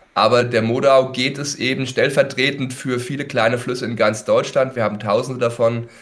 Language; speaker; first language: German; native; German